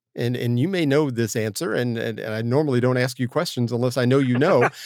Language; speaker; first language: English; native; English